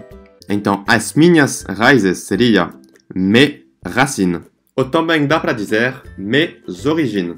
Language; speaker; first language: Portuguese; non-native, fluent; French